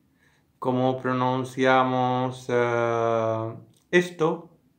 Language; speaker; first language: Spanish; non-native, learner; Hindi